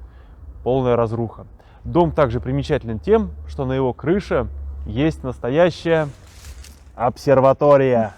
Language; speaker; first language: Russian; native; Russian